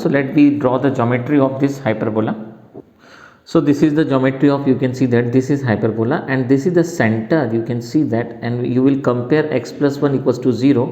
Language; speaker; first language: English; non-native, local second language; Hindi